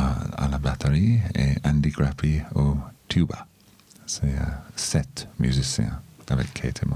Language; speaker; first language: French; non-native, learner; English